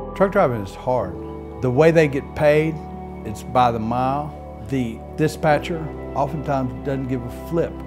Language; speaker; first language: English; native; English